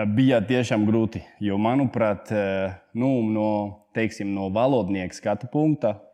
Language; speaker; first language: Latvian; non-native, fluent; Spanish